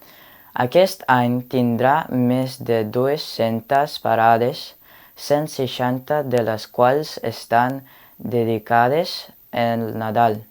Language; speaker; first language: Catalan; non-native, learner; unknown